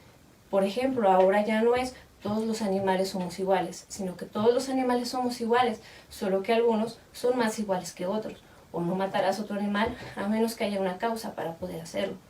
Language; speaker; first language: Spanish; native; Spanish